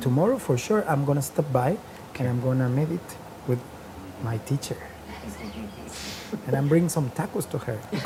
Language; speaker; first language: English; non-native, learner; Spanish